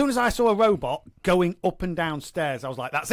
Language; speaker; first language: English; native; English